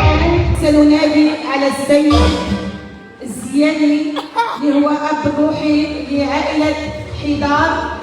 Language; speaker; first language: Arabic; native; Arabic